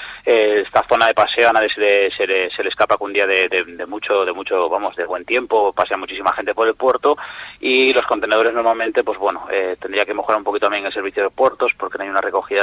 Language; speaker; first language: Spanish; native; Spanish